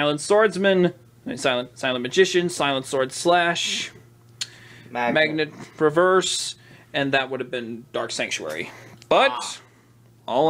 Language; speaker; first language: English; native; English